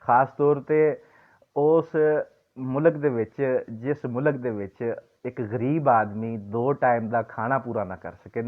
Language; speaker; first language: Urdu; non-native, local second language; Punjabi